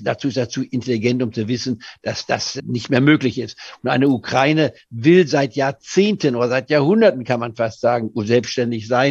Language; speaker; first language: German; native; German